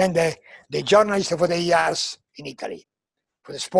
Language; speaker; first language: English; non-native, learner; Italian